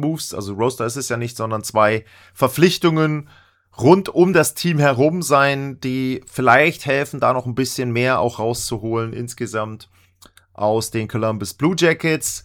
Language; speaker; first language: German; native; German